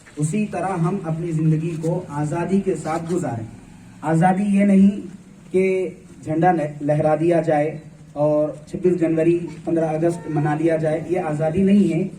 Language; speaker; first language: Hindi; non-native, local second language; Urdu